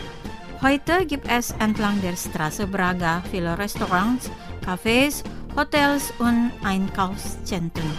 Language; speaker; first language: German; non-native, fluent; Indonesian